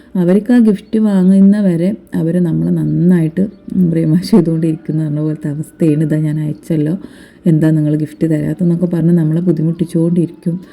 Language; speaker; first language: Malayalam; native; Malayalam